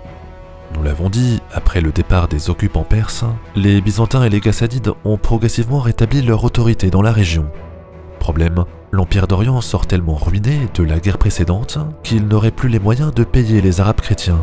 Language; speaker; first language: French; native; French